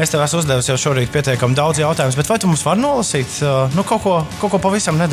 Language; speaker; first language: Latvian; native; Latvian